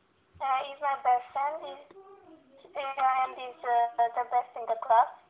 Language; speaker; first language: English; non-native, learner; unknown